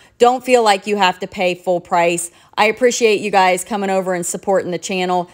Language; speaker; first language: English; native; English